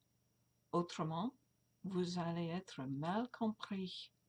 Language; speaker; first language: French; non-native, fluent; English